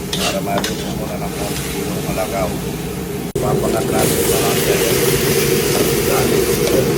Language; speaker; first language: Filipino; non-native, local second language; Pampanga